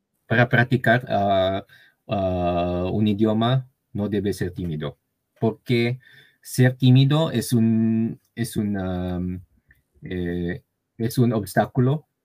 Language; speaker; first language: Spanish; non-native, learner; Chinese